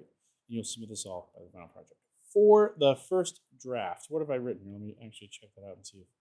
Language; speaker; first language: English; native; English